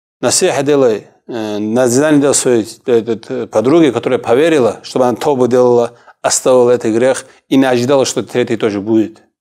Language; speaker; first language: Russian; non-native, local second language; Kumyk